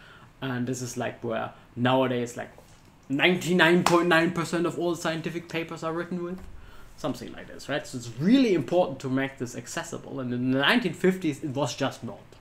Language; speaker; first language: English; non-native, fluent; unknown